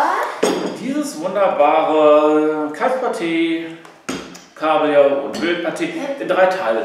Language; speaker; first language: German; native; German